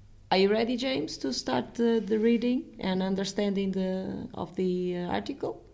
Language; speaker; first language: English; non-native, fluent; Portuguese